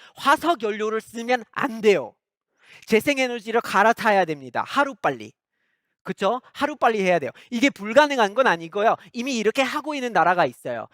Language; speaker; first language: Korean; non-native, fluent; English